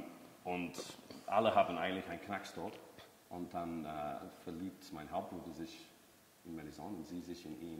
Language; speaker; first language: German; non-native, fluent; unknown